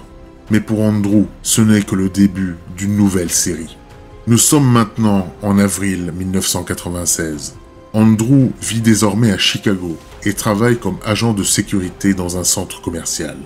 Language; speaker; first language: French; native; French